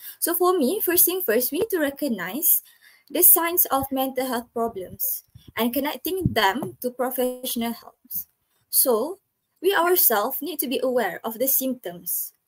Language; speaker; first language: English; non-native, local second language; Malay